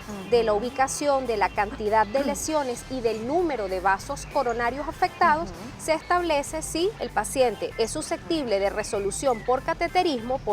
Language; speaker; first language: Spanish; native; Spanish